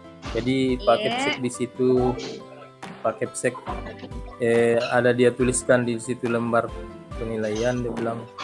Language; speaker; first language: Indonesian; non-native, local second language; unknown